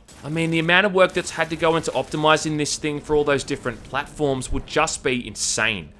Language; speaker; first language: English; native; English